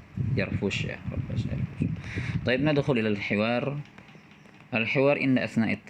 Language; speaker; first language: Arabic; non-native, fluent; Indonesian